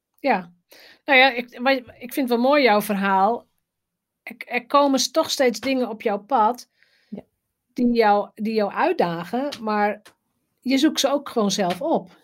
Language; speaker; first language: Dutch; native; Dutch